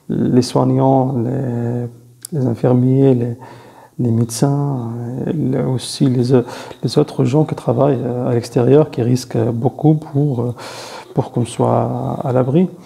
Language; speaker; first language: French; non-native, fluent; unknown